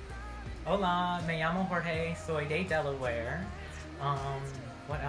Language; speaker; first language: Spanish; non-native, learner; English